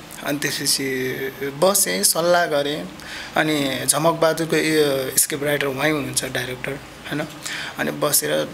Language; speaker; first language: Nepali; non-native, local second language; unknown